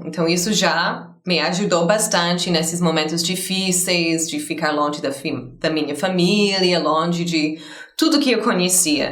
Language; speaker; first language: Portuguese; non-native, fluent; English